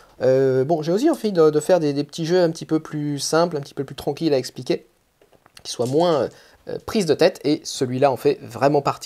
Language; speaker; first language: French; native; French